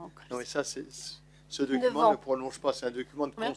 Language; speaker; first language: French; native; French